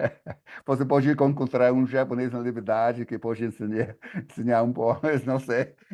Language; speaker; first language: Portuguese; non-native, fluent; English